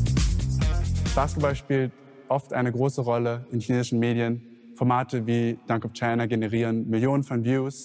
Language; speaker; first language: German; native; German